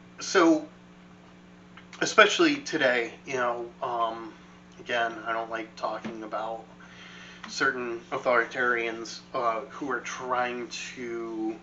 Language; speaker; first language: English; native; English